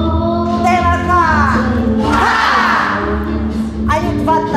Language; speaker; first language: Estonian; non-native, learner; Russian